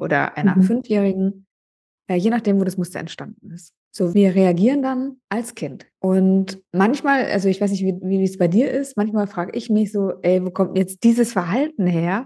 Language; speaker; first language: German; native; German